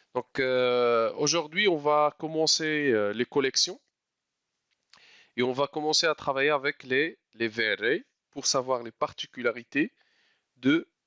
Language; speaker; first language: French; non-native, local second language; Arabic